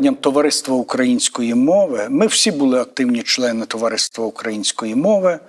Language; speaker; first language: Ukrainian; native; Ukrainian